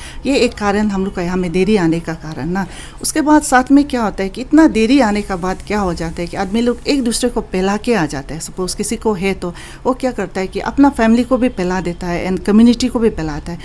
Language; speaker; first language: Hindi; non-native, local second language; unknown